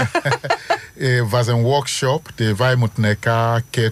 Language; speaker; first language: Dutch; non-native, learner; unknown